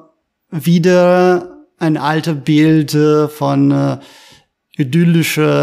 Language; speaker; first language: German; non-native, fluent; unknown